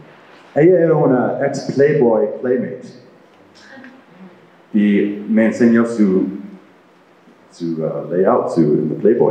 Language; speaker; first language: Spanish; non-native, fluent; English